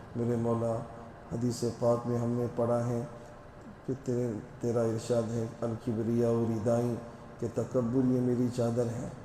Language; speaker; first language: Urdu; non-native, local second language; Konkani